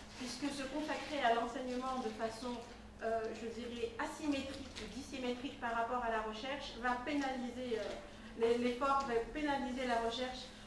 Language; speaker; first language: French; non-native, local second language; Arabic